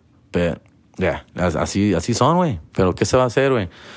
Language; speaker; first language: Spanish; early bilingual, heritage; Spanish